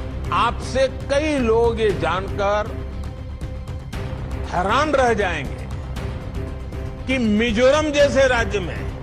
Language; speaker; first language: Hindi; non-native, local second language; Gujarati